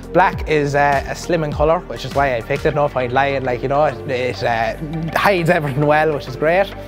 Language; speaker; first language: English; native; English